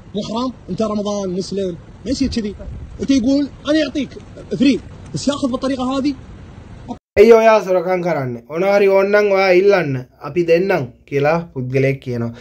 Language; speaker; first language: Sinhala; native; Sinhala